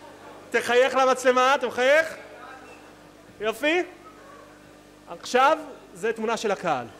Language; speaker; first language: Hebrew; native; Hebrew